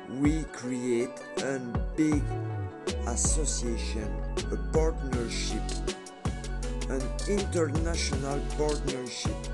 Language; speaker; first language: English; non-native, learner; French